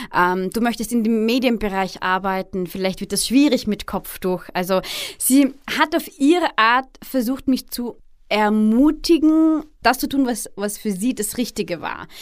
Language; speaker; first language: German; early bilingual, other home language; Arabic